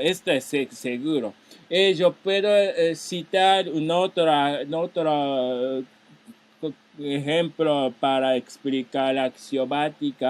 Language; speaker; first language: Spanish; non-native, fluent; Japanese